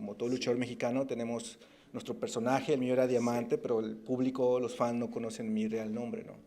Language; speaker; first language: Spanish; native; Spanish